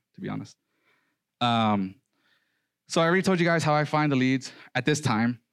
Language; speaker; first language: English; native; English